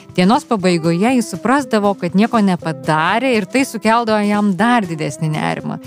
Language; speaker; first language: Lithuanian; native; Lithuanian